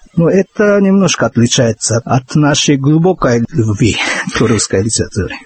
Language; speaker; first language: Russian; non-native, fluent; Japanese